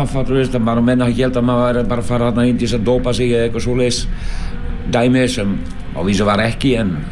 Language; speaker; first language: Icelandic; non-native, fluent; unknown